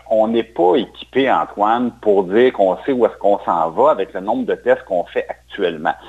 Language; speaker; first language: French; native; French